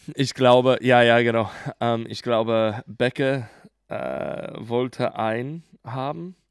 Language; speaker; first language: German; non-native, learner; English